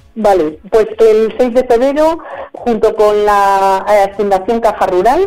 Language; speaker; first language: Spanish; native; Spanish